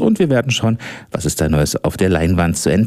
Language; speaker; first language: German; native; German